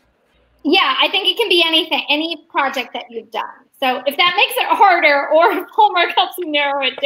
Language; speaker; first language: English; native; English